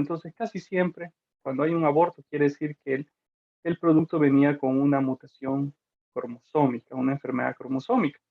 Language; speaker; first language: Spanish; native; Spanish